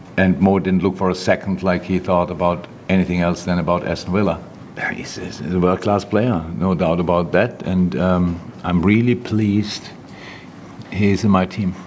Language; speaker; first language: English; non-native, fluent; German